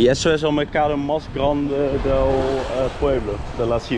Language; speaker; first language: Spanish; non-native, learner; Dutch